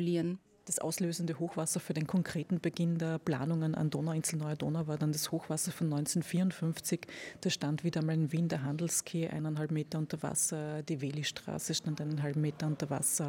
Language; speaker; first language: German; native; German